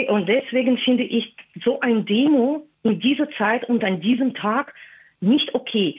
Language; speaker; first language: German; non-native, fluent; Russian